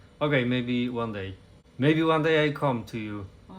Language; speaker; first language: English; non-native, learner; Polish